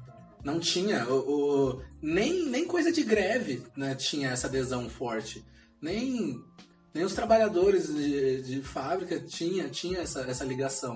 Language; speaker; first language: Portuguese; native; Portuguese